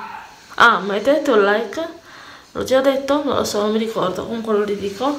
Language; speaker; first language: Italian; native; Italian